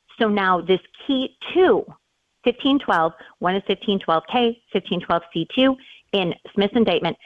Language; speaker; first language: English; native; English